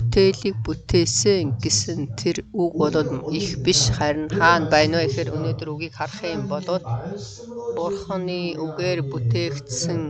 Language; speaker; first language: Mongolian; early bilingual, other home language; Korean